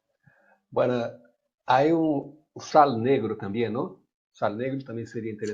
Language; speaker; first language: Spanish; non-native, learner; Portuguese